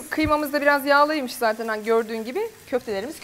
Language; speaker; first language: Turkish; native; Turkish